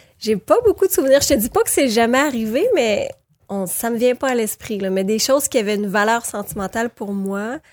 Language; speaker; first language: French; native; French